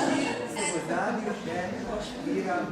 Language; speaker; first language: Slovenian; native; Slovenian